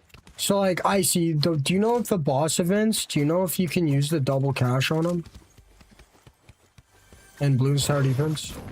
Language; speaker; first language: English; native; English